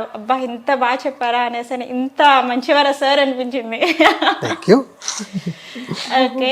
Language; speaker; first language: Telugu; native; Telugu